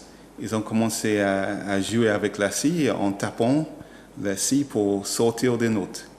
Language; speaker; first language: French; non-native, learner; English